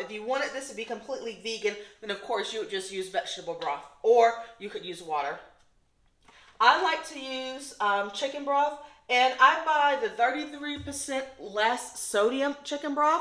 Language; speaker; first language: English; native; English